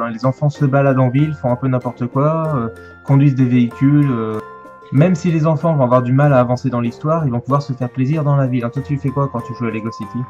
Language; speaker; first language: French; native; French